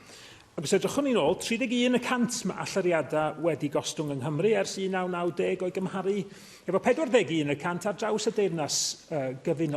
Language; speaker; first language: Welsh; native; Welsh